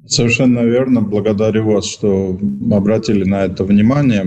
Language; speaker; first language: Russian; non-native, local second language; Georgian